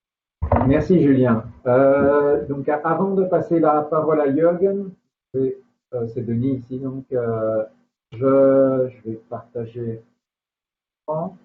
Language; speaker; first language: French; native; French